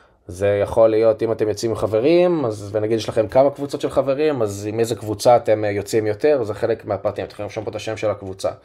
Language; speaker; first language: Hebrew; native; Hebrew